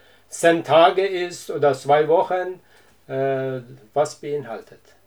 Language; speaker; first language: German; non-native, learner; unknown